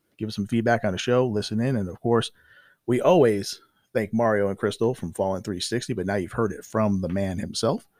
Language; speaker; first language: English; native; English